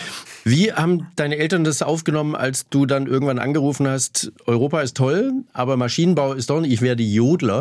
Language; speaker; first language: German; native; German